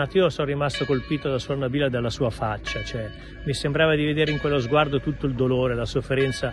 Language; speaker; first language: Italian; native; Italian